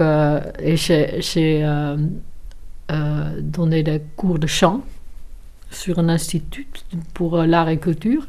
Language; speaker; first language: French; non-native, fluent; Dutch